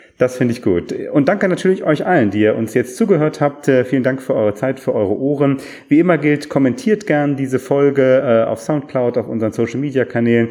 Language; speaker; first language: German; native; German